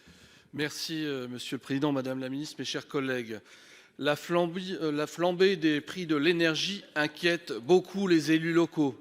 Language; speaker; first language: French; native; French